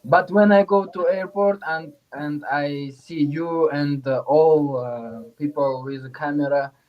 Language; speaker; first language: English; non-native, learner; Uzbek